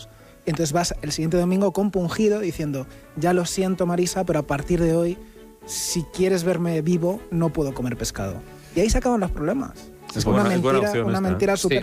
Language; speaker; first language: Spanish; native; Spanish